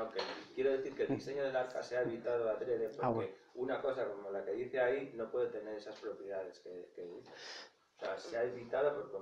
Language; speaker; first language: Spanish; native; Spanish